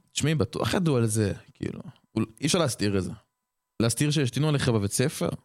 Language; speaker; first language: Hebrew; early bilingual, other home language; French